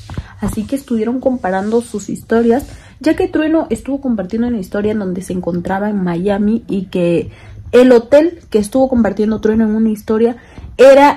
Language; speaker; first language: Spanish; native; Spanish